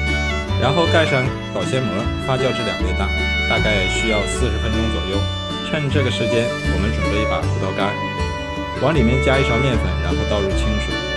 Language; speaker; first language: Chinese; native; Chinese